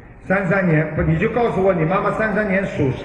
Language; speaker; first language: Chinese; native; Chinese